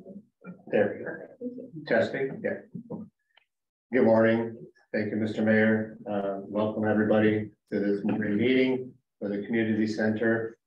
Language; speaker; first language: English; native; English